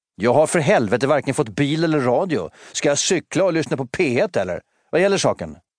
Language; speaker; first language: Swedish; native; Swedish